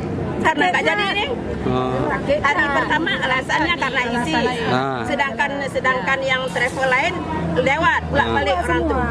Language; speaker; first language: Indonesian; non-native, local second language; Achinese